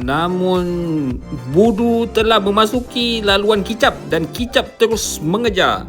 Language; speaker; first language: Malay; native; Malay